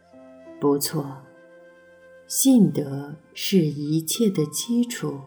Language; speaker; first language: Chinese; native; Chinese